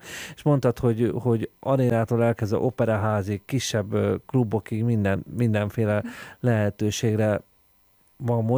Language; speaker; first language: Hungarian; native; Hungarian